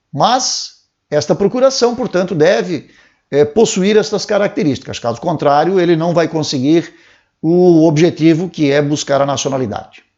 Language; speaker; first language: Portuguese; native; Portuguese